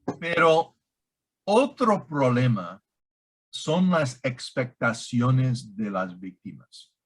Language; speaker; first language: Spanish; non-native, learner; English